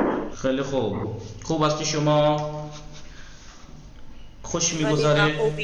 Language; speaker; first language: Persian; non-native, fluent; Urdu